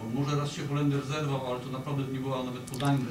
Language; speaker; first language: Polish; native; Polish